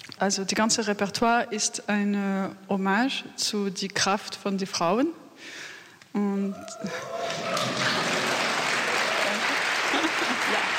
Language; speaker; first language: German; non-native, learner; French